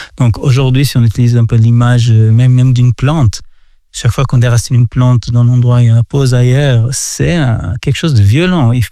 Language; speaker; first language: French; non-native, fluent; Portuguese